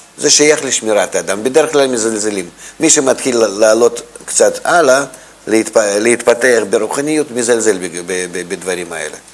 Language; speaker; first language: Hebrew; non-native, fluent; Russian